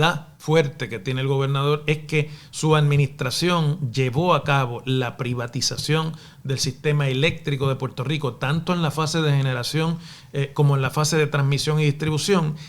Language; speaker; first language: Spanish; native; Spanish